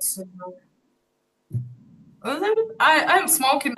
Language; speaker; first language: English; non-native, learner; Russian